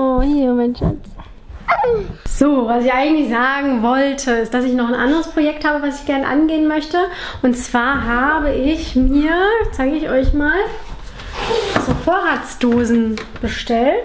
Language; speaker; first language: German; native; German